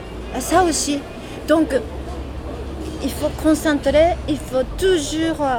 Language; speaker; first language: French; non-native, learner; Japanese